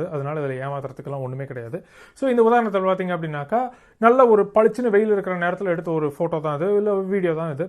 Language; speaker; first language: Tamil; native; Tamil